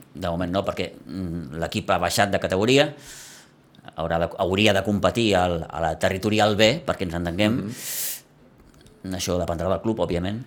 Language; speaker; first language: Catalan; native; Catalan